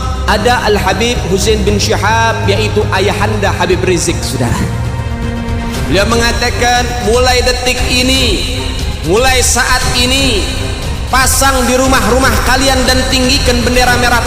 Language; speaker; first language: Indonesian; native; Indonesian